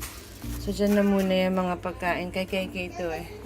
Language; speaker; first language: Filipino; native; Filipino